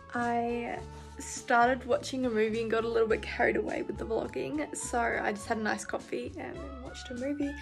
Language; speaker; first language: English; native; English